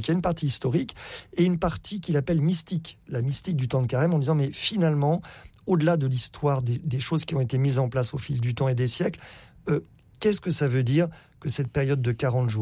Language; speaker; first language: French; native; French